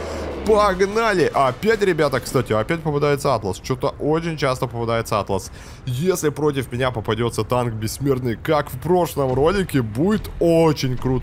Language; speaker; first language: Russian; native; Russian